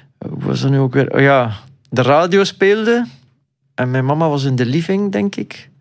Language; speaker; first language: Dutch; native; Dutch